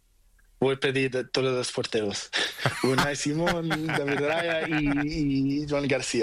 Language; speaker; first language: Spanish; non-native, learner; Portuguese